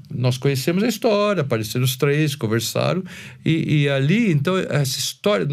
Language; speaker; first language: Portuguese; native; Portuguese